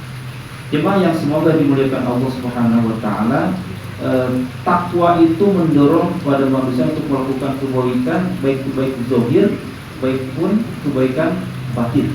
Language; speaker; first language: Indonesian; native; Indonesian